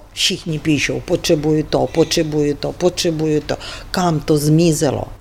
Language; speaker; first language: Czech; non-native, fluent; Ukrainian